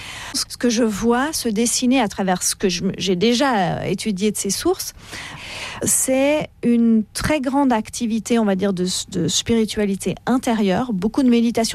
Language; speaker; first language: French; native; French